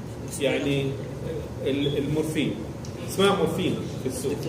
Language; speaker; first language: Arabic; native; Arabic